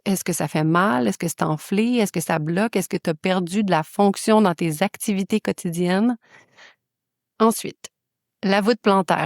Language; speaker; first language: French; native; French